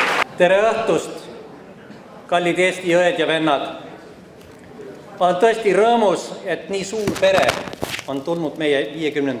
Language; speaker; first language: Estonian; early bilingual, heritage; Estonian